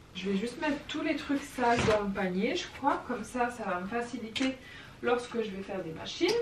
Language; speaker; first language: French; native; French